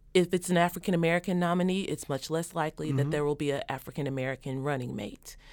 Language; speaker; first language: English; native; English